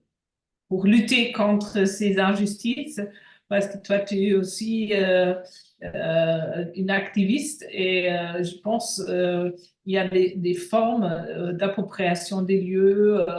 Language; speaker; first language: French; non-native, fluent; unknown